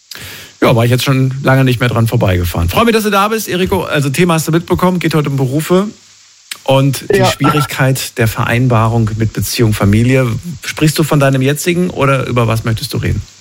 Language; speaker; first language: German; native; German